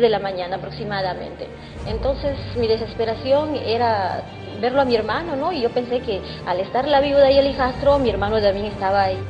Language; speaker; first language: Spanish; native; Spanish